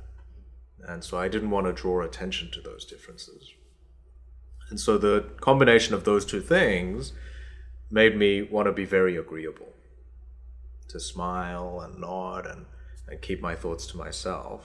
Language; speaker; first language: English; early bilingual, other home language; Korean